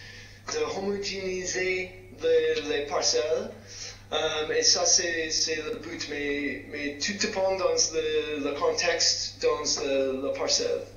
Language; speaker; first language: French; non-native, fluent; English